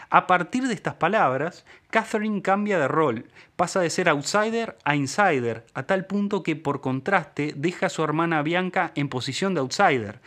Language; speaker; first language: Spanish; native; Spanish